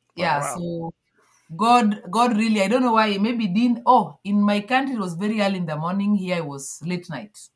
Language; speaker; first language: English; non-native, local second language; Luo (Kenya and Tanzania)